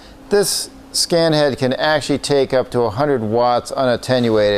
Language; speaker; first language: English; native; English